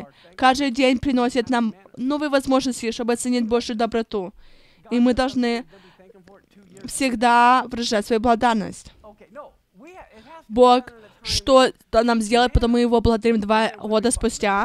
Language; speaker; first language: Russian; non-native, fluent; English